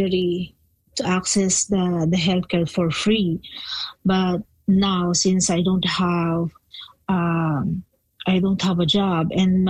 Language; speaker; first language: English; non-native, local second language; Filipino